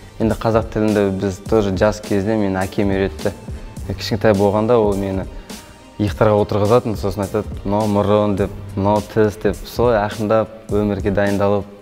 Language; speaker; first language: Kazakh; non-native, local second language; Russian